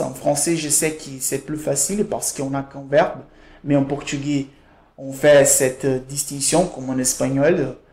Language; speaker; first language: French; non-native, fluent; Portuguese